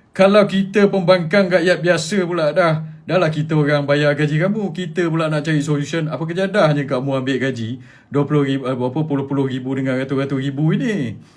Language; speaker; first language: Malay; native; Malay